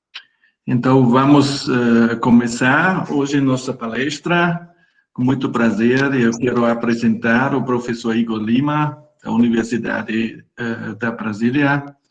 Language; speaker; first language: Portuguese; non-native, fluent; German